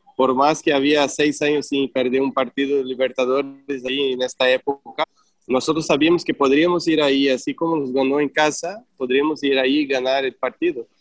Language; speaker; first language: Spanish; non-native, fluent; Portuguese